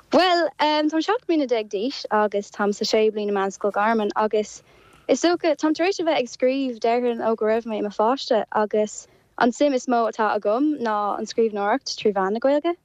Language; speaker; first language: Irish; non-native, local second language; English